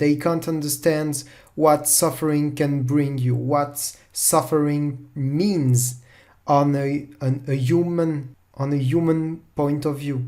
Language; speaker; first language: English; non-native, fluent; French